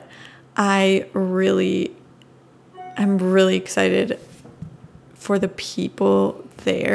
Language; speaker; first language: English; native; English